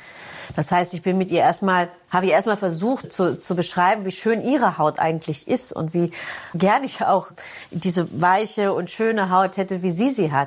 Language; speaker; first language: German; early bilingual, other home language; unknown